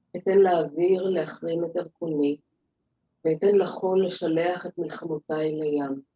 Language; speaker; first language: Hebrew; native; Hebrew